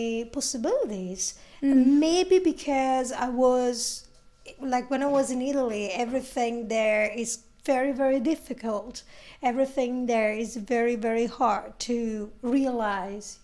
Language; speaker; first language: English; non-native, fluent; Italian